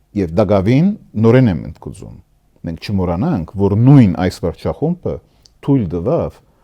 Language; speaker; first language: Armenian; early bilingual, heritage; Armenian